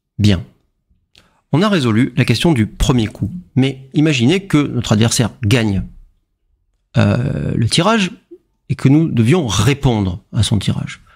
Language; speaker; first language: French; native; French